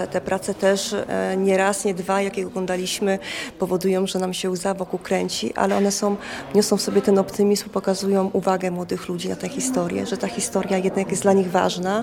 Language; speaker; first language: Polish; native; Polish